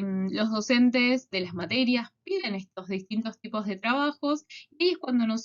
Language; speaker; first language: Spanish; native; Spanish